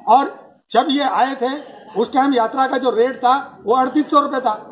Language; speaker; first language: Hindi; native; Hindi